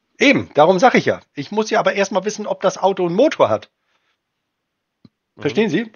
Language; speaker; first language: German; native; German